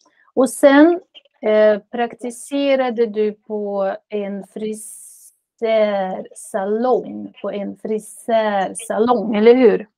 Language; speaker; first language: Swedish; non-native, fluent; Russian